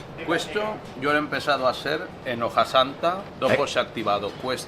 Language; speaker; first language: Italian; non-native, learner; Spanish